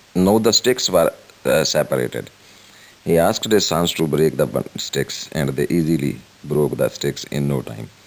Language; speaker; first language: English; non-native, local second language; Urdu